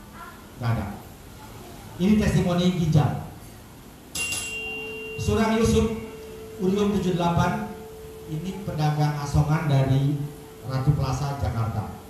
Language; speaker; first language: Indonesian; native; Indonesian